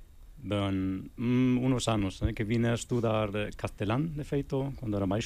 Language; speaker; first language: Galician; non-native, fluent; English